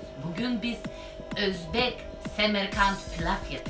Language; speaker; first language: Turkish; non-native, learner; Russian